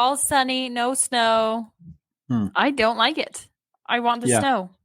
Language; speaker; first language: English; native; English